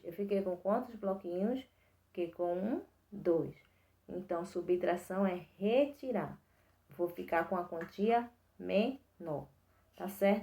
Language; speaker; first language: Portuguese; native; Portuguese